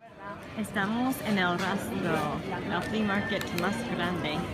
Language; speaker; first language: Spanish; non-native, learner; English